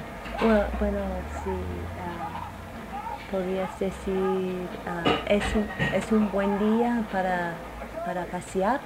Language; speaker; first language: Spanish; non-native, fluent; English